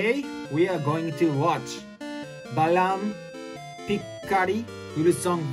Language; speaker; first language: English; non-native, learner; Japanese